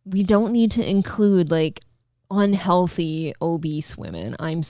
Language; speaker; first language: English; native; English